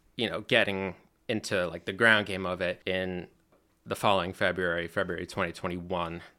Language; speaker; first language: English; native; English